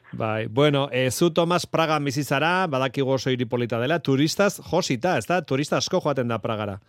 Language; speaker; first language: Basque; native; Basque